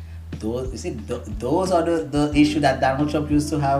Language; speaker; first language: English; non-native, fluent; Haitian Creole